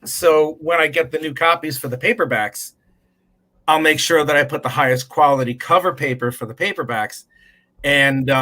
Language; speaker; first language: English; native; English